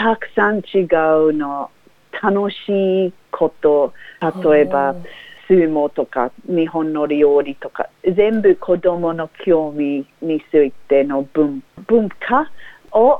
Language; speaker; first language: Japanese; non-native, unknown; English